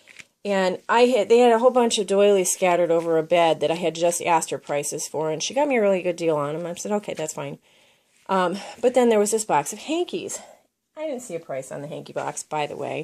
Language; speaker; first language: English; native; English